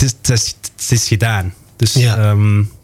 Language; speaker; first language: Dutch; non-native, local second language; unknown